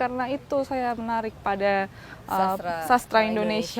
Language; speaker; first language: Indonesian; non-native, learner; Korean